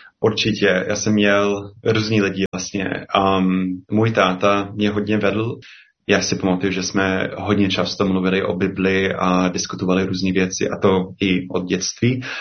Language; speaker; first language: Czech; non-native, fluent; English